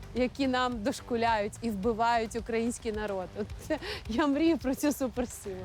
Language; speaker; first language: Ukrainian; native; Ukrainian